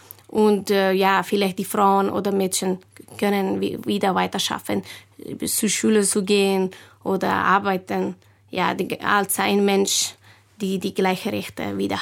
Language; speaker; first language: German; non-native, learner; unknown